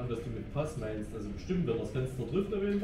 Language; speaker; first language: German; native; German